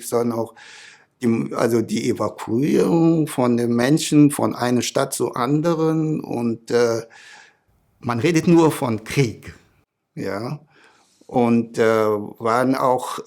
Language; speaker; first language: German; non-native, fluent; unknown